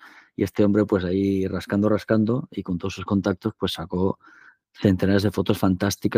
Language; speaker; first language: Spanish; native; Spanish